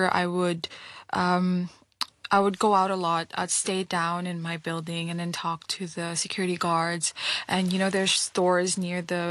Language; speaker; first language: English; non-native, local second language; Nepali